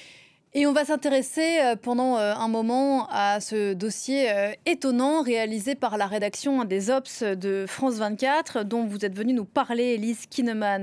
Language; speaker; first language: French; native; French